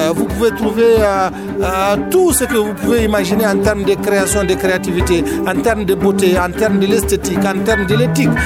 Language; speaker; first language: French; non-native, local second language; Tamasheq